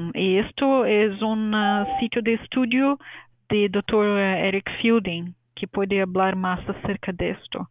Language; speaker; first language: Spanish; non-native, fluent; Portuguese